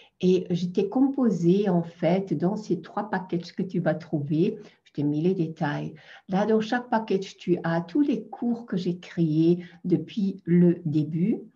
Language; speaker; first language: French; non-native, fluent; German